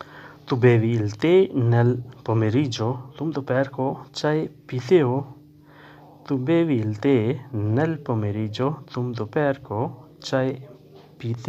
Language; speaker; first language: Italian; non-native, learner; Urdu